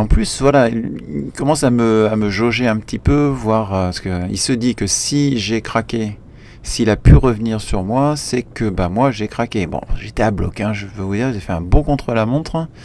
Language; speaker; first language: French; native; French